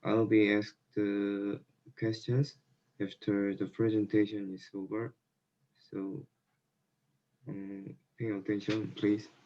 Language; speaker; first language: English; non-native, learner; Korean